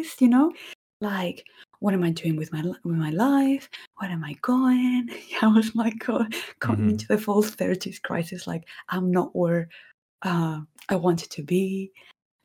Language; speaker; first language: English; non-native, fluent; Spanish